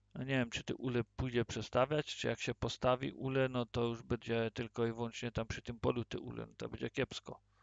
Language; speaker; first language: Polish; early bilingual, heritage; Polish